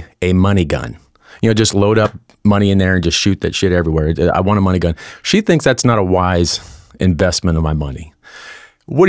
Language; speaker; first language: English; native; English